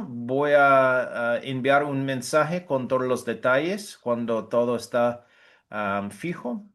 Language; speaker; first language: Spanish; non-native, fluent; English